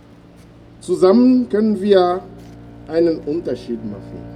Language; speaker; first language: German; non-native, fluent; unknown